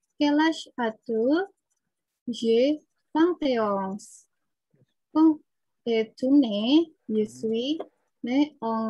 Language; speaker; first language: French; non-native, learner; Indonesian